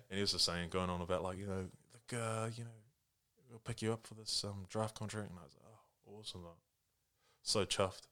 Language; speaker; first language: English; early bilingual, other home language; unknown